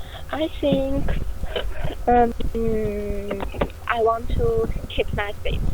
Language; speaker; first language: English; non-native, learner; Chinese